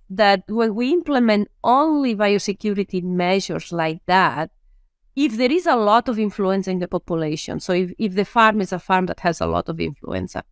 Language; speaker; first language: English; non-native, fluent; Spanish